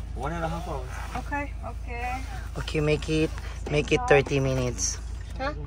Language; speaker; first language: English; non-native, learner; Filipino